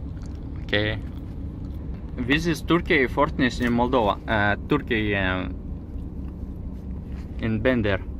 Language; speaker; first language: English; non-native, learner; Romanian